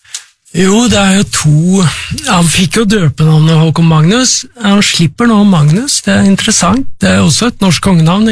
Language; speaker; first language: Norwegian; native; Norwegian